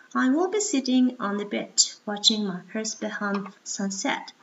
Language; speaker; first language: English; non-native, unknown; Mongolian